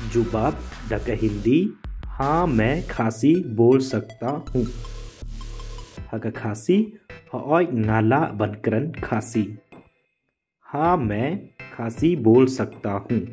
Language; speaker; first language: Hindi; non-native, local second language; Khasi